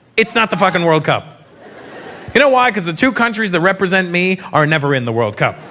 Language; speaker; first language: English; native; English